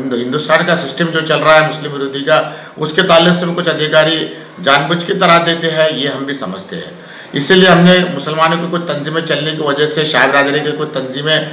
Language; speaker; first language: Hindi; native; Hindi